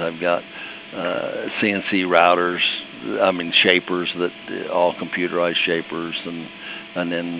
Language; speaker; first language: English; native; English